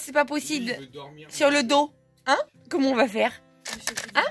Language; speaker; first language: French; native; French